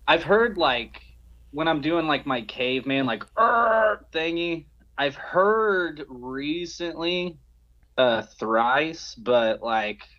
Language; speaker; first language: English; native; English